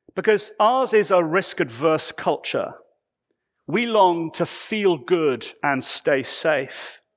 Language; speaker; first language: English; native; English